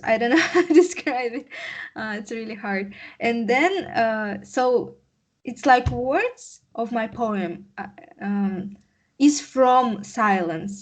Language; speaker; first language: English; non-native, learner; Russian